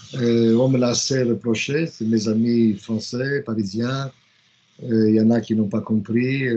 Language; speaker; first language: French; non-native, fluent; Romanian